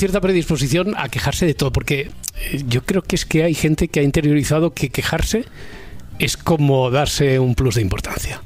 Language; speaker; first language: Spanish; native; Spanish